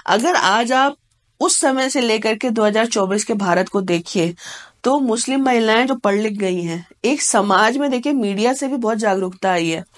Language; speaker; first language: Hindi; native; Hindi